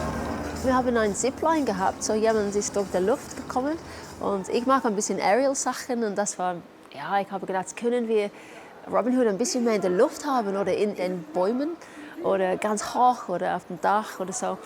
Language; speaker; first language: German; non-native, fluent; English